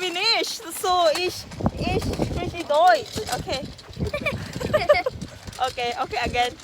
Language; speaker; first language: German; non-native, learner; Filipino